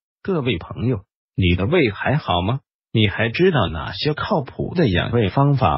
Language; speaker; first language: Chinese; native; Chinese